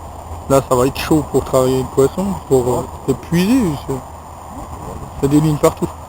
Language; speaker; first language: French; native; French